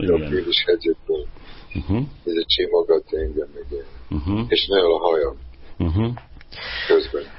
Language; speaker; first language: Hungarian; non-native, fluent; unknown